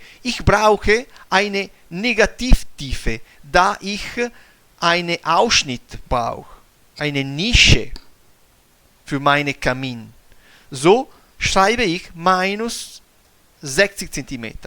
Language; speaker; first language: German; non-native, fluent; Italian